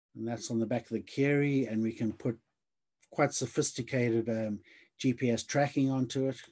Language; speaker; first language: English; native; English